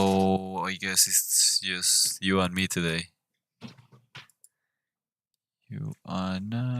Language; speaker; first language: English; non-native, fluent; Spanish